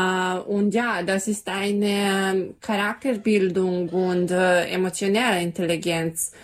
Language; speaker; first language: German; non-native, fluent; Serbian